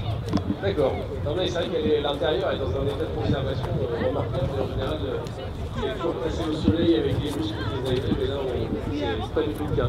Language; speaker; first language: French; native; French